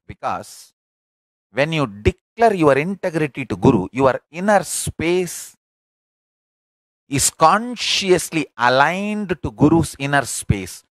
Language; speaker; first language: English; non-native, local second language; Tamil